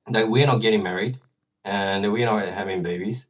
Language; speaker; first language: English; non-native, fluent; Japanese